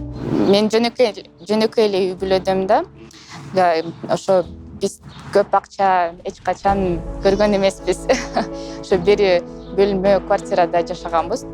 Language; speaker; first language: Kyrgyz; non-native, local second language; Russian